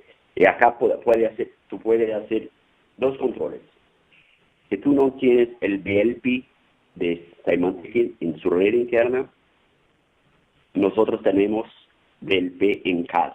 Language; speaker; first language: Spanish; non-native, fluent; Portuguese